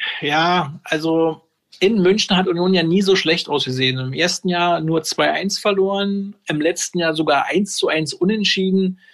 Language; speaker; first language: German; native; German